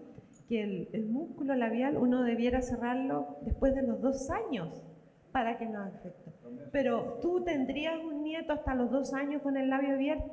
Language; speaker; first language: Spanish; native; Spanish